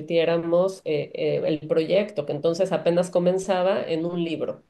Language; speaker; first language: Spanish; native; Spanish